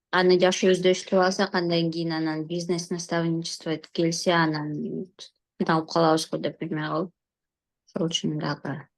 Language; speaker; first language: Kyrgyz; native; Kyrgyz